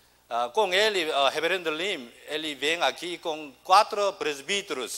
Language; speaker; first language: Portuguese; non-native, learner; Korean